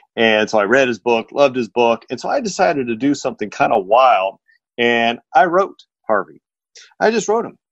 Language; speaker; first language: English; native; English